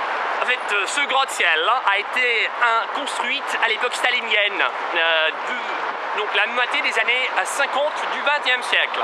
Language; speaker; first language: French; non-native, fluent; Russian